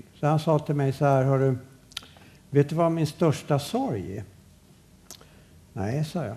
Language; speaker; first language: Swedish; native; Swedish